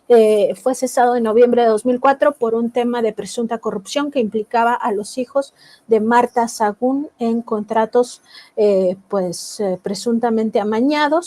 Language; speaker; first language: Spanish; native; Spanish